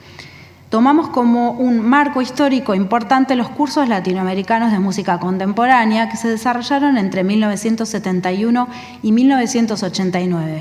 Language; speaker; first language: Spanish; native; Spanish